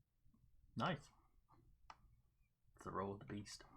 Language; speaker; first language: English; native; English